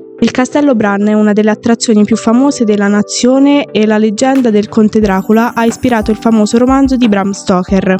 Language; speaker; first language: Italian; early bilingual, other home language; Romanian